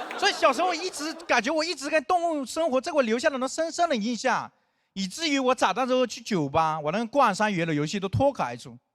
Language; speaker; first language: Chinese; non-native, local second language; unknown